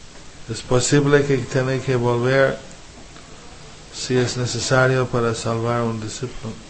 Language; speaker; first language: Spanish; non-native, fluent; English